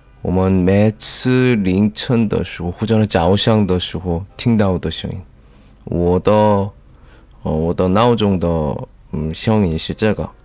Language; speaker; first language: Chinese; non-native, learner; Korean